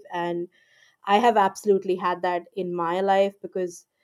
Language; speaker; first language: English; non-native, local second language; Urdu